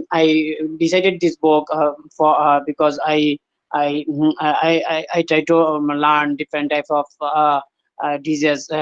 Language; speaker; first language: English; non-native, learner; Bangla